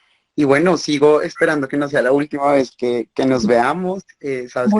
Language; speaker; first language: Spanish; native; Spanish